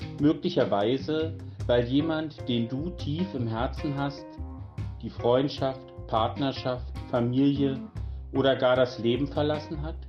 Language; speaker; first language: German; native; German